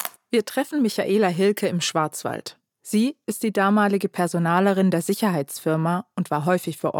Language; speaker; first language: German; early bilingual, other home language; Turkish